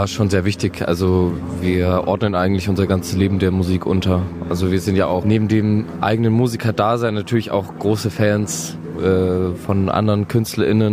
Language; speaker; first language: German; native; German